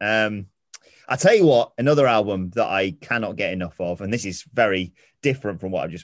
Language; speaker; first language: English; native; English